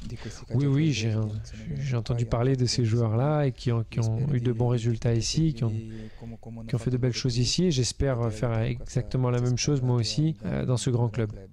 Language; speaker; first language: French; non-native, fluent; Portuguese